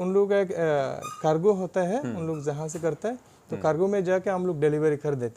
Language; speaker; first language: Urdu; non-native, fluent; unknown